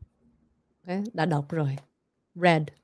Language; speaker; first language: Vietnamese; early bilingual, heritage; Vietnamese